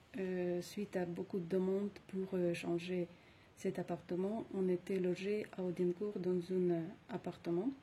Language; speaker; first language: French; non-native, fluent; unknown